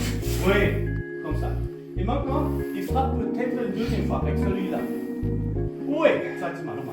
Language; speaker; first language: French; non-native, fluent; German